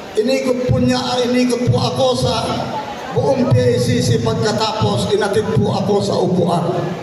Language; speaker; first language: Filipino; non-native, local second language; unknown